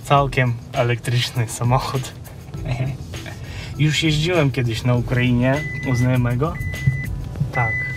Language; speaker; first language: Polish; non-native, fluent; Ukrainian